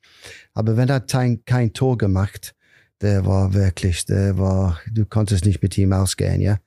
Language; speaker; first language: German; non-native, fluent; English